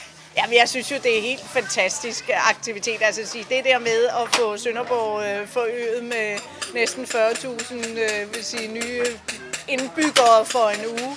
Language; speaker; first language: Danish; native; Danish